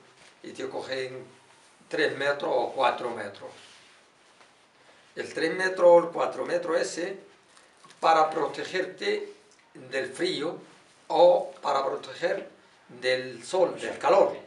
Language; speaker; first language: Spanish; non-native, learner; Arabic